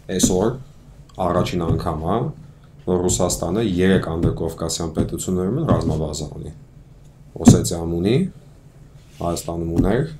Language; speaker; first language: Armenian; early bilingual, heritage; Armenian